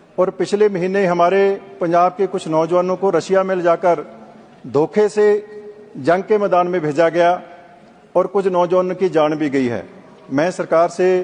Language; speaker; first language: Hindi; non-native, local second language; Punjabi